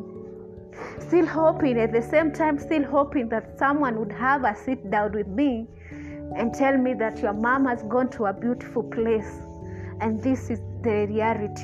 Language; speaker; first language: English; non-native, local second language; Kikuyu